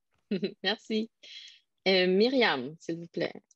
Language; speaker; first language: French; native; French